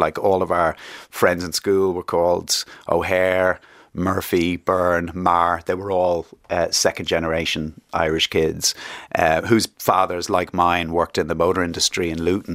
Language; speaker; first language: English; native; English